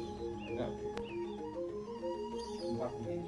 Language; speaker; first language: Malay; non-native, local second language; Balinese